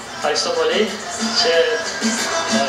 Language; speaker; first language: Greek; non-native, learner; Romanian